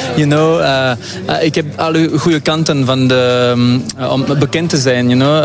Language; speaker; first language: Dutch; non-native, local second language; French